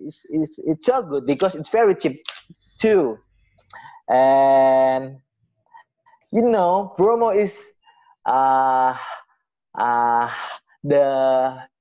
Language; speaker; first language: English; non-native, learner; Indonesian